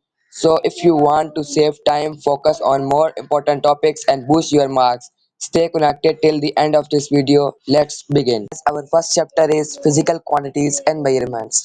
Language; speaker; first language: English; non-native, local second language; Urdu